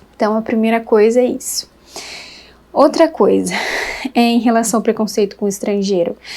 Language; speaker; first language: Portuguese; native; Portuguese